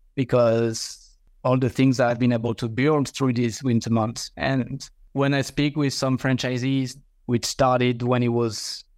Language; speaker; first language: English; non-native, fluent; French